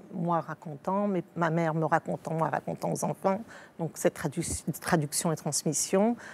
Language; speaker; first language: French; native; French